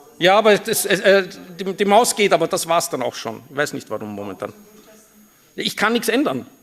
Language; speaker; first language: German; native; German